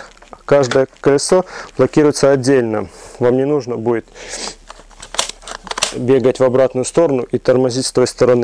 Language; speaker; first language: Russian; native; Russian